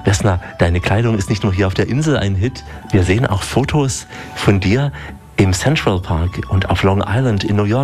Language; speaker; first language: German; native; German